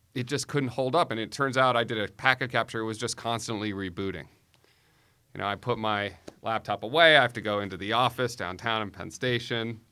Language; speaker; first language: English; native; English